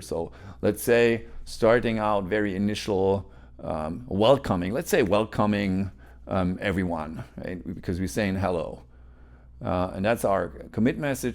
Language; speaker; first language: English; non-native, fluent; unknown